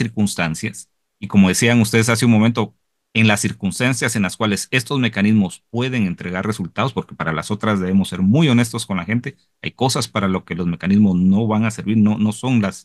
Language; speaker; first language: Spanish; native; Spanish